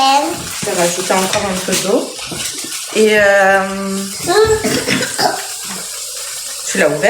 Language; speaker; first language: French; native; French